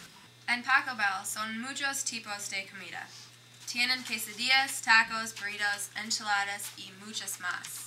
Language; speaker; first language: Spanish; non-native, learner; English